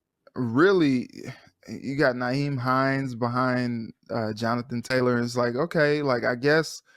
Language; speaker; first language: English; native; English